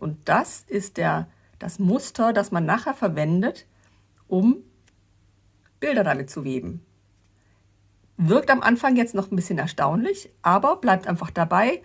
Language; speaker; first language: German; native; German